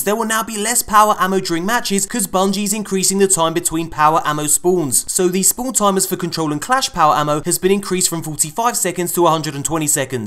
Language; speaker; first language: English; native; English